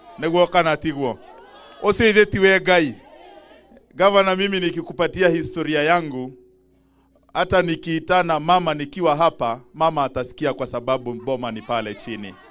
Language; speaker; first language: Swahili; non-native, local second language; Kikuyu